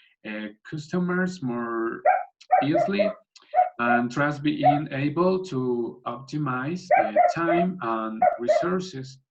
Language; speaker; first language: English; non-native, learner; Spanish